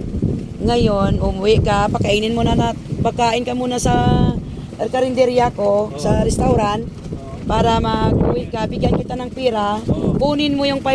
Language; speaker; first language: Filipino; non-native, local second language; Hiligaynon